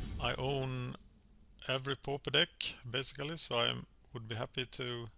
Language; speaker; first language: English; non-native, fluent; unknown